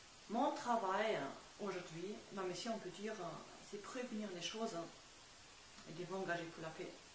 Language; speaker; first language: French; non-native, fluent; German